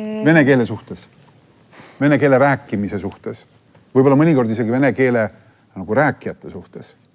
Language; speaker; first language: Estonian; native; Estonian